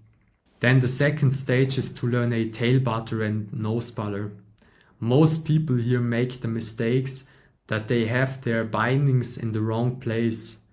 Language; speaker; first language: English; non-native, fluent; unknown